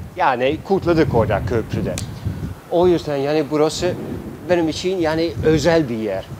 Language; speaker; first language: Turkish; non-native, fluent; Dutch